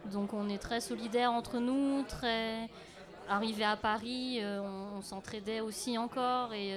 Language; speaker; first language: French; early bilingual, other home language; Lao